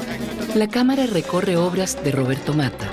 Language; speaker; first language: Spanish; native; Spanish